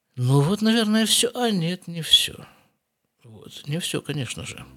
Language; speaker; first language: Russian; native; Russian